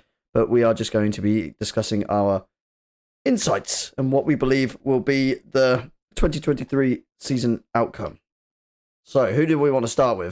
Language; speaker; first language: English; native; English